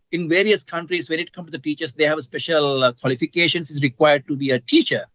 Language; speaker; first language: English; non-native, local second language; Sinhala